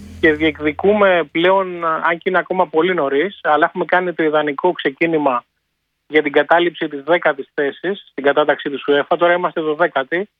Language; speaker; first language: Greek; native; Greek